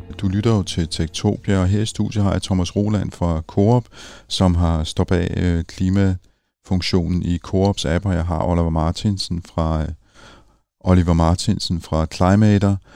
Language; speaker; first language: Danish; native; Danish